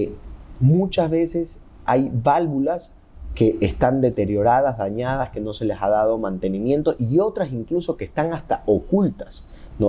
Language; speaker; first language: Spanish; native; Spanish